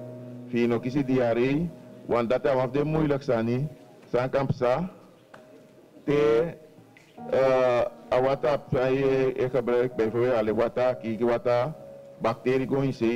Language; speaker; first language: Dutch; non-native, local second language; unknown